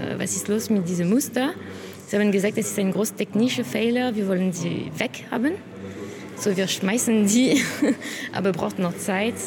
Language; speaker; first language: German; non-native, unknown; French